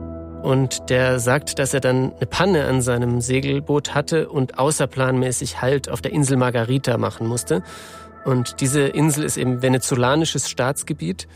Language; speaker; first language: German; native; German